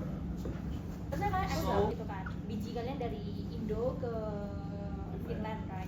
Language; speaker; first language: Indonesian; native; Indonesian